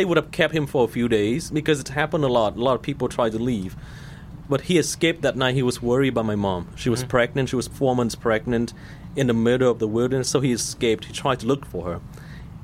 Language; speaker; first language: English; non-native, fluent; Vietnamese